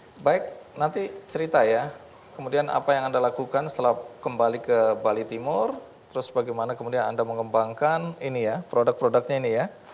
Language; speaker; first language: Indonesian; native; Indonesian